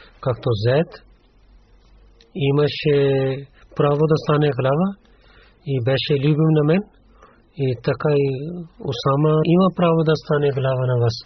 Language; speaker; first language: Bulgarian; non-native, learner; Urdu